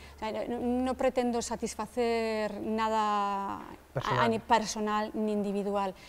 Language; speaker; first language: Spanish; native; Spanish